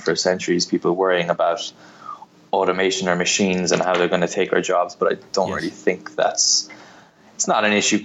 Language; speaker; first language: English; native; English